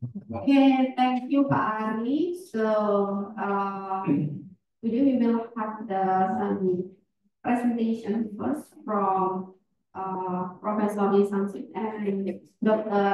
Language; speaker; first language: English; non-native, fluent; Indonesian